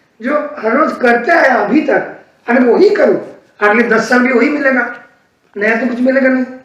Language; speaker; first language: Hindi; non-native, local second language; Bangla